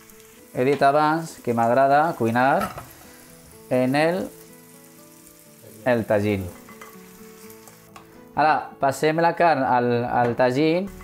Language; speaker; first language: Catalan; non-native, fluent; Arabic